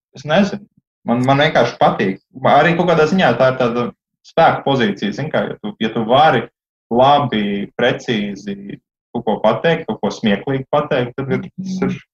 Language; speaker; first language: Latvian; native; Latvian